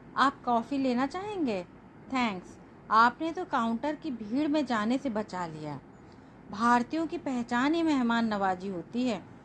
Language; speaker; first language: Hindi; native; Hindi